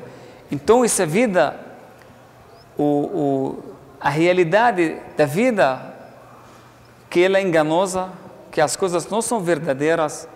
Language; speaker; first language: Portuguese; non-native, learner; Arabic